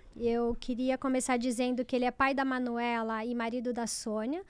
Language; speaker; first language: Portuguese; native; Portuguese